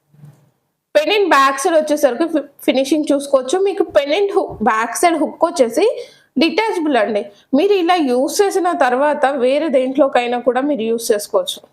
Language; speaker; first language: Telugu; native; Telugu